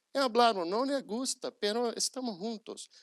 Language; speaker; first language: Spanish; non-native, learner; Portuguese